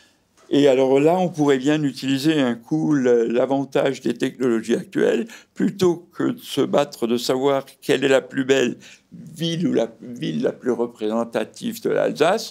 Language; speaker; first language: French; native; French